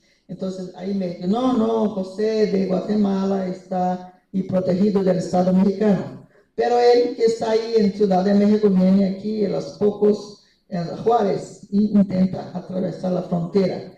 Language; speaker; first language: Spanish; non-native, fluent; Portuguese